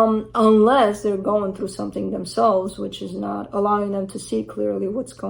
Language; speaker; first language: English; native; English